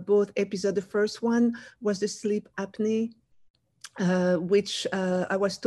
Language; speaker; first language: English; non-native, fluent; French